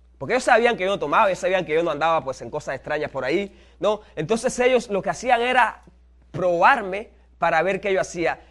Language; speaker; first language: Spanish; native; Spanish